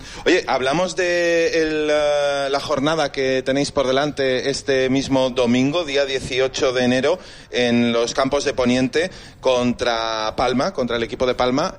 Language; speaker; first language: Spanish; native; Spanish